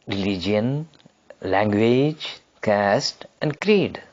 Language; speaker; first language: English; non-native, local second language; Telugu